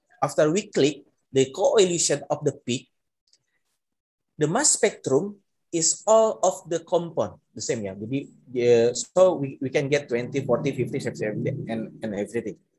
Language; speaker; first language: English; non-native, learner; Indonesian